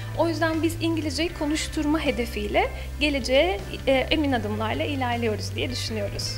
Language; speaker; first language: Turkish; native; Turkish